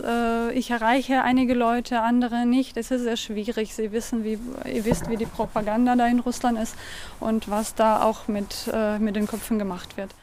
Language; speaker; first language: German; non-native, fluent; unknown